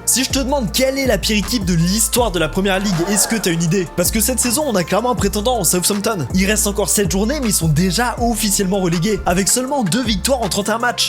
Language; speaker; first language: French; native; French